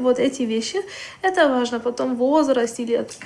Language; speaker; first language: Russian; early bilingual, heritage; Russian